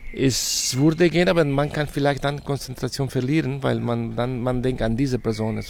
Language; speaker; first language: German; non-native, fluent; Catalan